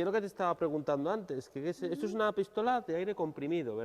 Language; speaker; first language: Spanish; native; Spanish